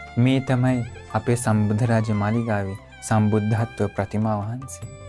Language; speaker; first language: Sinhala; non-native, fluent; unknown